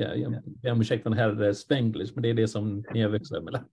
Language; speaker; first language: Swedish; non-native, fluent; English